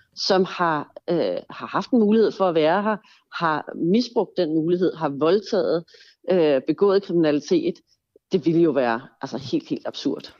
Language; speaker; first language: Danish; native; Danish